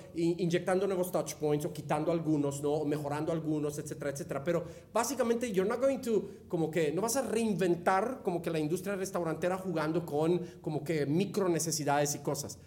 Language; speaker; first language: Spanish; non-native, fluent; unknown